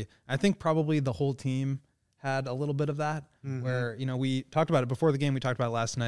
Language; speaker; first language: English; native; English